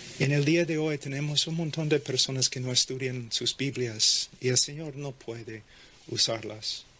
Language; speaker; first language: Spanish; non-native, fluent; English